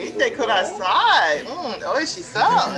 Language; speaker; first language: Japanese; non-native, learner; English